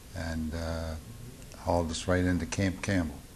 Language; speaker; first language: English; native; English